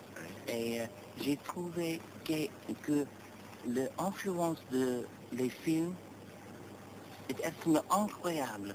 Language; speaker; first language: French; non-native, learner; English